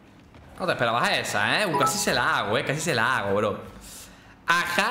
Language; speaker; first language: Spanish; native; Spanish